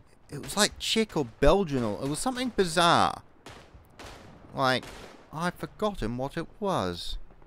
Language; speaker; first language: English; native; English